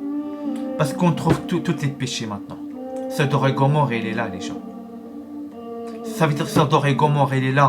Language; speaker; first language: French; non-native, learner; Arabic